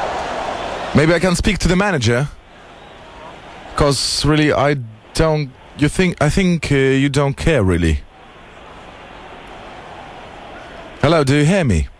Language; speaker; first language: English; non-native, learner; Lithuanian